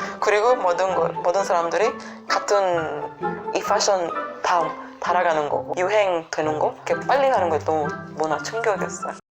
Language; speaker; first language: Korean; non-native, fluent; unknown